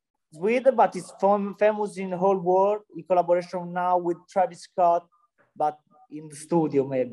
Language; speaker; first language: English; non-native, learner; Italian